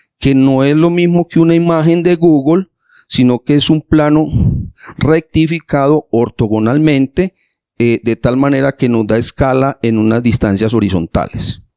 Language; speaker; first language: Spanish; native; Spanish